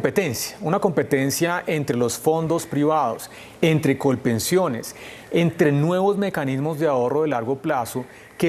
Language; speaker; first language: Spanish; native; Spanish